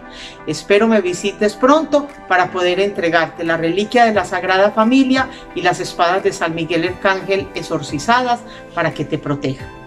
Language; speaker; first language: Spanish; native; Spanish